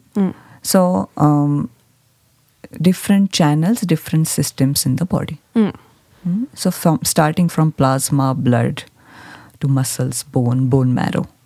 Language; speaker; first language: English; non-native, local second language; Marathi